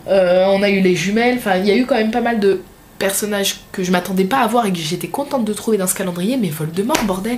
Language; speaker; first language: French; native; French